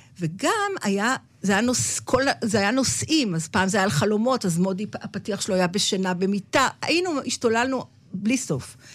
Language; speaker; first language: Hebrew; native; Hebrew